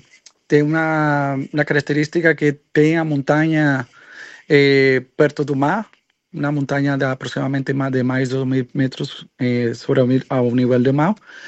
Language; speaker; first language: Portuguese; non-native, learner; Spanish